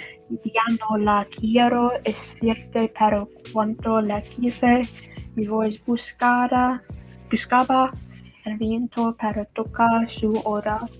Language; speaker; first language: Spanish; non-native, learner; English